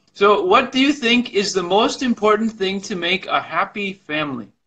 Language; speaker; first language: English; native; English